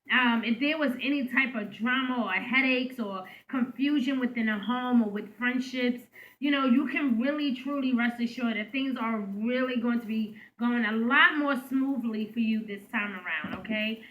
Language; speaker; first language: English; native; English